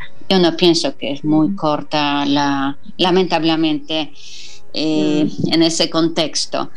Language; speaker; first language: Spanish; non-native, fluent; Polish